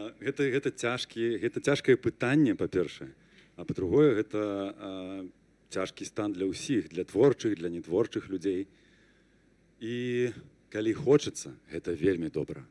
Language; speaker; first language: Belarusian; non-native, local second language; Russian